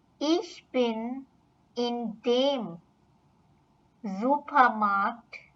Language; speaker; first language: German; non-native, fluent; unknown